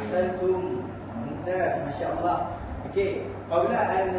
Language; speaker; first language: Arabic; non-native, learner; Malay